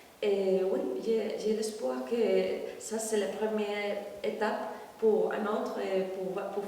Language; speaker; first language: French; non-native, learner; Spanish